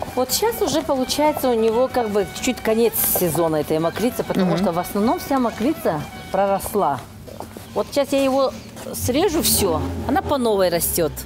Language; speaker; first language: Russian; non-native, local second language; Lezghian